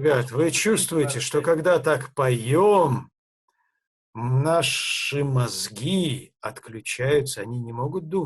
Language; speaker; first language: Russian; native; Russian